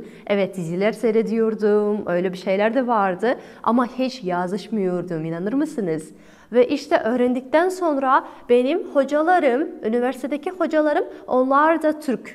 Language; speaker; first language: Turkish; non-native, fluent; Kazakh